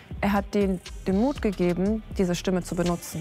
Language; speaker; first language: German; early bilingual, other home language; Kurdish